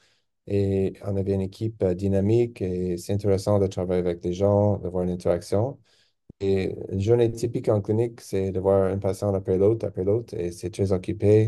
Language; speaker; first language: French; non-native, local second language; English